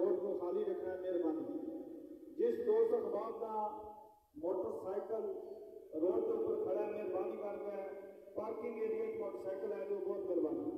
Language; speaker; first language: Hindi; non-native, local second language; Punjabi